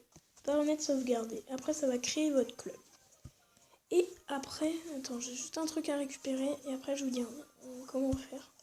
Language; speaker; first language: French; native; French